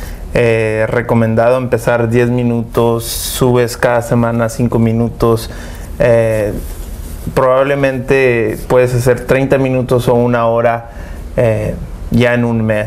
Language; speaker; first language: Spanish; early bilingual, heritage; Spanish